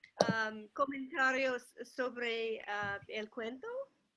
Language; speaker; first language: Spanish; non-native, learner; English